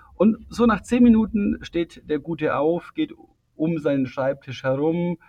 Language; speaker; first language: German; native; German